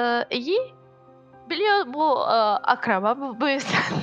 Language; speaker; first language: Turkish; non-native, learner; Arabic